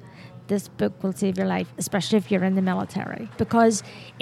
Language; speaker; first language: English; native; English